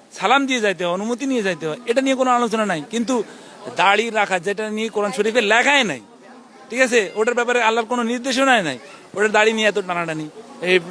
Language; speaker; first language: Bangla; non-native, local second language; Urdu